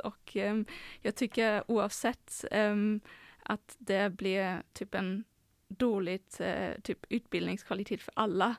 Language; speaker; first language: Swedish; non-native, fluent; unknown